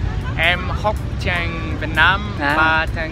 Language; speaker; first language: Vietnamese; non-native, learner; French